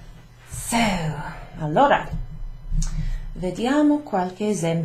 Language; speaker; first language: Italian; non-native, fluent; English